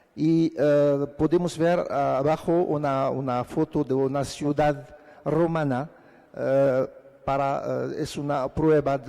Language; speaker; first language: Spanish; non-native, fluent; Arabic